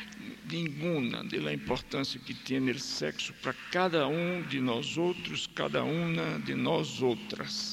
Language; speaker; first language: Spanish; non-native, fluent; Portuguese